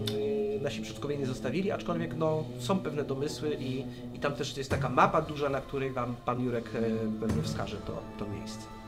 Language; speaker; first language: Polish; native; Polish